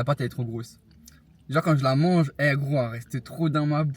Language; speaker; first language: French; native; French